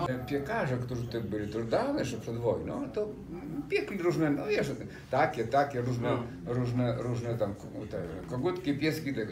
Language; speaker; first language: Polish; native; Polish